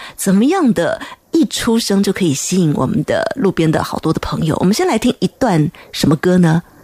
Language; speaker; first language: Chinese; native; Chinese